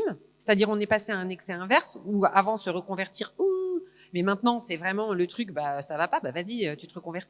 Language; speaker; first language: French; native; French